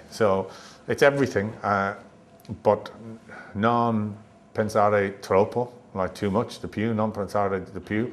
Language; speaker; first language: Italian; non-native, learner; English